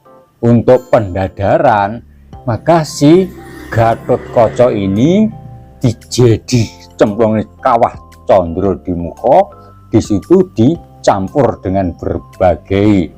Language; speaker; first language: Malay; non-native, local second language; Javanese